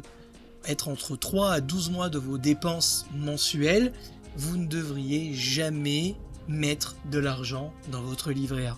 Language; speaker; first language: French; native; French